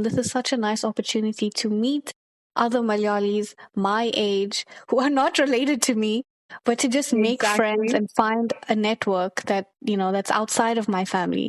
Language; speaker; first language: English; early bilingual, other home language; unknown